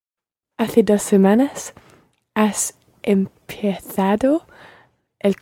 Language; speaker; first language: Spanish; non-native, learner; English